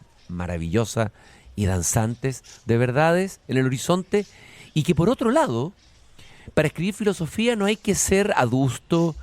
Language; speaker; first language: Spanish; native; Spanish